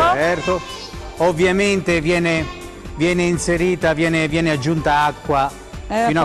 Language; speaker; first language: Italian; native; Italian